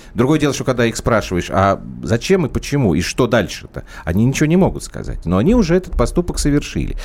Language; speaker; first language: Russian; native; Russian